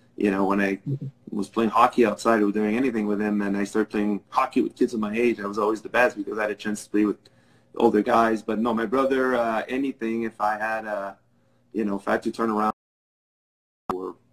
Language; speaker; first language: English; non-native, fluent; French